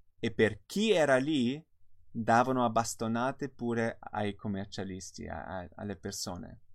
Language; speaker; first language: Italian; non-native, fluent; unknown